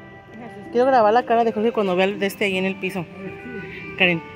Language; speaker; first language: Spanish; native; Spanish